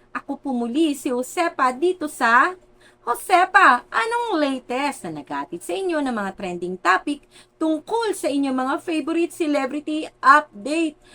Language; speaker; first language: Filipino; native; Filipino